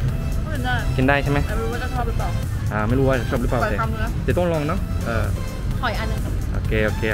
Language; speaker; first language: Thai; non-native, fluent; French